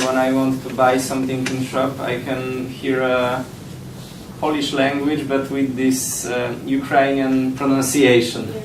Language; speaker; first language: English; non-native, learner; Polish